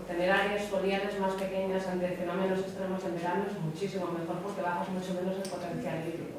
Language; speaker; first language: Spanish; native; Spanish